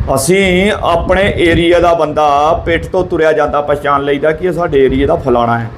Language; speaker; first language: Punjabi; native; Punjabi